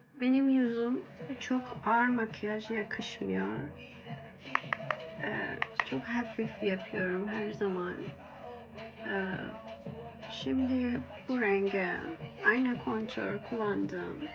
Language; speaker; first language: Turkish; non-native, learner; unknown